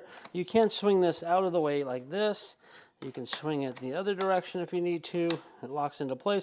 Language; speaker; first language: English; native; English